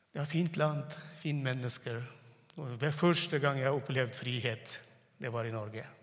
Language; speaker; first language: Norwegian; non-native, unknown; Turkmen